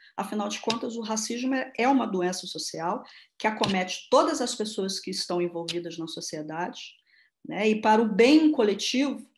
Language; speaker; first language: Portuguese; native; Portuguese